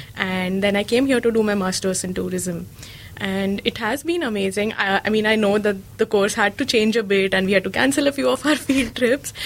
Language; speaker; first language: English; non-native, local second language; Marathi